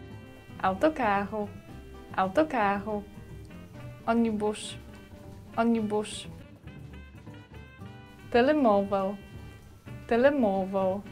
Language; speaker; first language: Portuguese; non-native, fluent; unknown